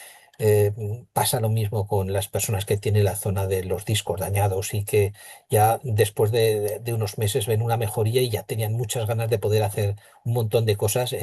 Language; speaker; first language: Spanish; native; Spanish